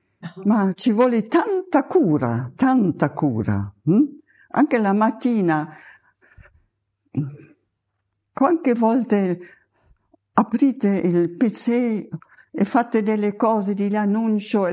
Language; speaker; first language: Italian; non-native, fluent; German